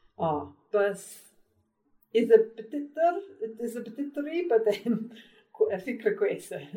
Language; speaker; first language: Arabic; non-native, learner; English